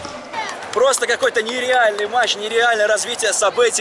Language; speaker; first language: Russian; native; Russian